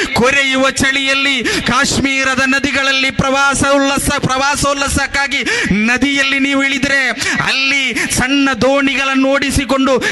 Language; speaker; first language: Kannada; non-native, local second language; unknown